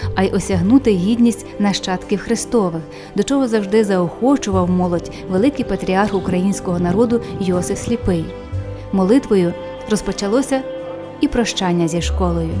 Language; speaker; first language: Ukrainian; native; Ukrainian